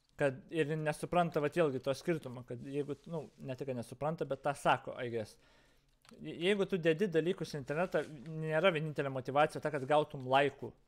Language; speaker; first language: Lithuanian; native; Lithuanian